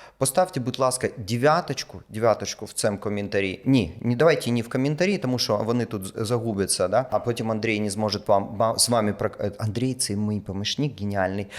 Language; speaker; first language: Ukrainian; non-native, local second language; Russian